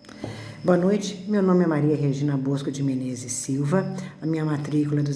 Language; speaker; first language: Portuguese; native; Portuguese